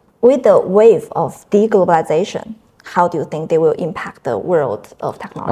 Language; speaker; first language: English; non-native, fluent; Chinese